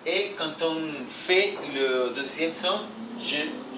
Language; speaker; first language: French; non-native, fluent; Spanish